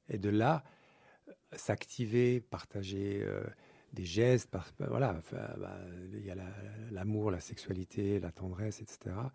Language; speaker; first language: French; early bilingual, other home language; English